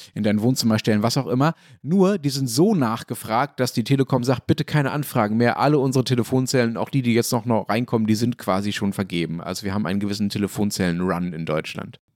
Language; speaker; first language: German; native; German